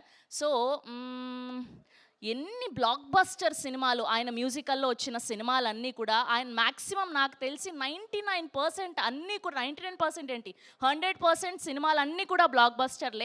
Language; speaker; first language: Telugu; native; Telugu